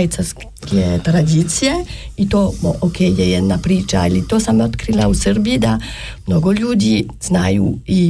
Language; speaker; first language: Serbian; non-native, fluent; German